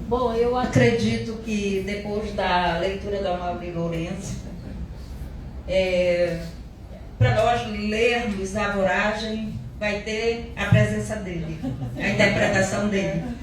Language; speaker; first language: Portuguese; native; Portuguese